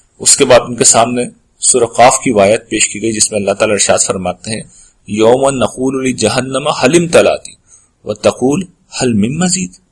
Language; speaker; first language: Urdu; native; Urdu